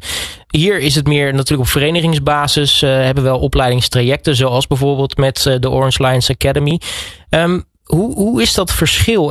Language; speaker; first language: Dutch; native; Dutch